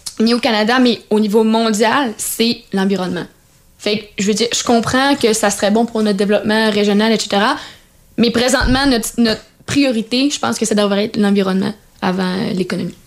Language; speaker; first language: French; native; French